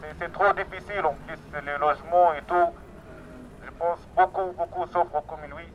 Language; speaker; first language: French; non-native, learner; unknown